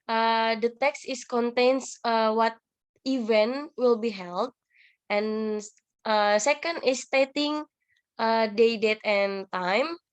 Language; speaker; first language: English; non-native, learner; Indonesian